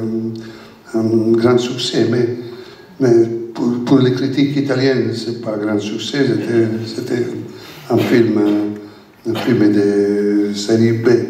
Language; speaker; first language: French; non-native, learner; Italian